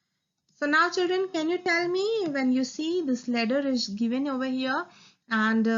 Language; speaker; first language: English; non-native, local second language; Hindi